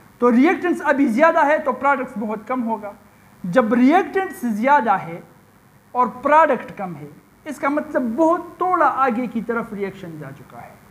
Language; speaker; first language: Urdu; non-native, local second language; Pashto